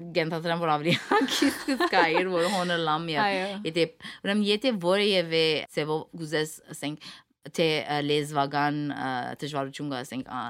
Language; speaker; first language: Armenian; early bilingual, heritage; Armenian